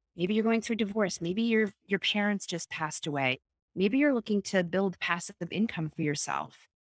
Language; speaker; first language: English; native; English